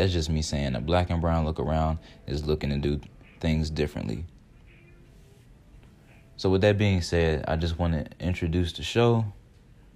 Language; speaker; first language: English; native; English